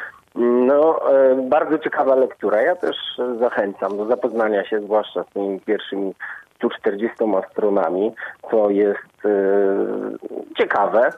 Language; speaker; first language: Polish; native; Polish